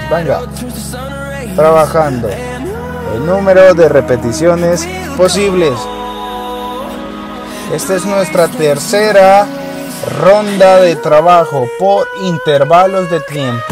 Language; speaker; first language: Spanish; native; Spanish